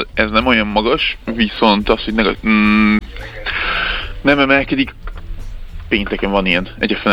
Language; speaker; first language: Hungarian; native; Hungarian